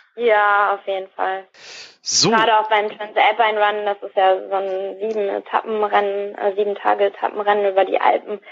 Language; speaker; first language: German; native; German